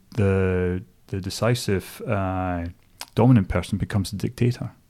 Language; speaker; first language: English; native; English